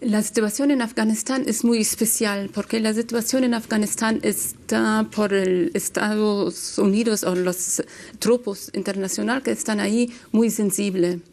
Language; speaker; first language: Spanish; non-native, learner; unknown